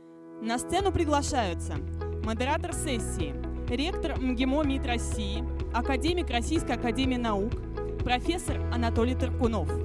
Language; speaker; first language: Russian; native; Russian